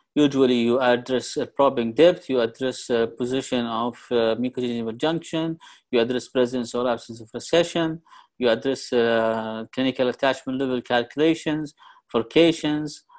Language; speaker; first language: English; non-native, fluent; Arabic